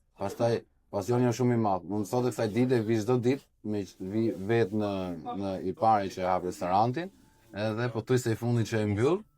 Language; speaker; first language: Albanian; native; Albanian